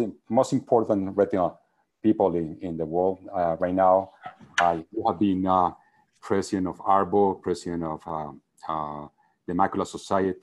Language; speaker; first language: English; non-native, fluent; Spanish